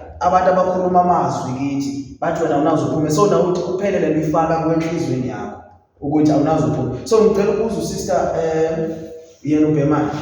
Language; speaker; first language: Zulu; non-native, local second language; Xhosa